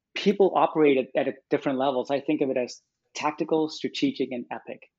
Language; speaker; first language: English; non-native, fluent; Danish